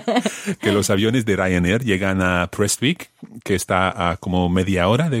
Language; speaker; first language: Spanish; non-native, fluent; English